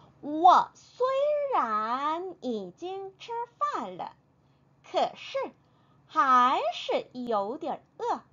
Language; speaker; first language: Chinese; non-native, fluent; Korean